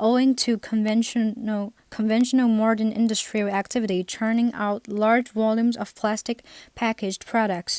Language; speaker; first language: English; non-native, fluent; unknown